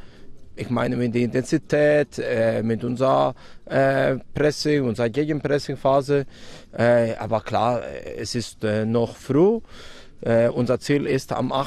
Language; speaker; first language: German; non-native, fluent; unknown